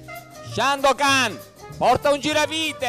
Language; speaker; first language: Italian; native; Italian